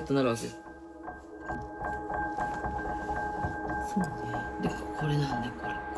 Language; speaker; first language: Japanese; native; Japanese